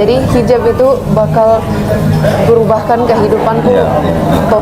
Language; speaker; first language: Indonesian; non-native, fluent; Finnish